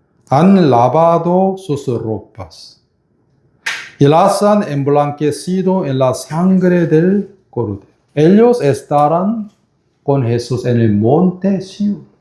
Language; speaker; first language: Spanish; non-native, fluent; Korean